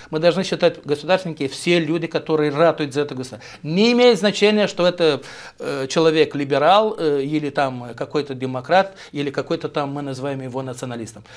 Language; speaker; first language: Russian; native; Russian